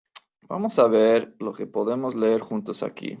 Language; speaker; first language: Spanish; non-native, fluent; English